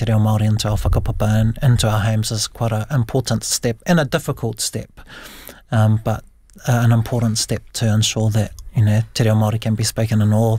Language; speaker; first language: English; non-native, local second language; Māori